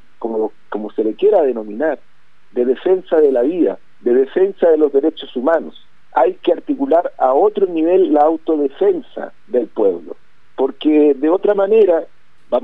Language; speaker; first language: Spanish; native; Spanish